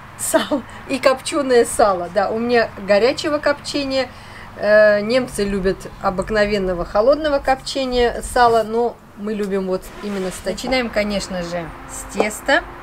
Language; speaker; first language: Russian; non-native, local second language; Armenian